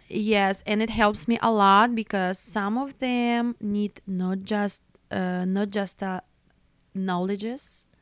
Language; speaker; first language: English; non-native, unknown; Russian